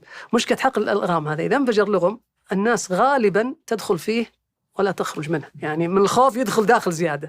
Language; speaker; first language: Arabic; native; Arabic